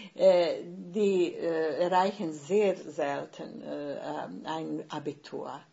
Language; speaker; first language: German; non-native, fluent; Bosnian